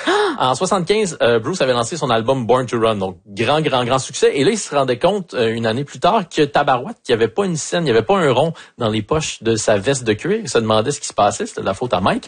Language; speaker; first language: French; native; French